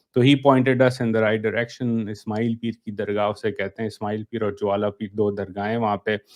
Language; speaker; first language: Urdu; native; Urdu